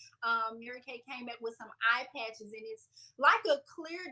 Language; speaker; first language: English; native; English